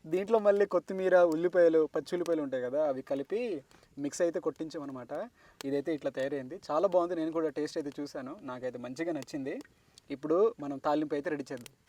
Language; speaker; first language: Telugu; native; Telugu